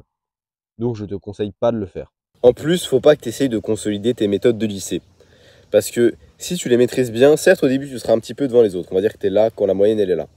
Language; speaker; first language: French; native; French